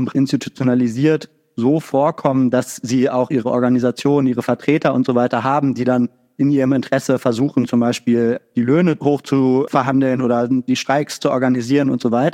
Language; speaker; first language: German; native; German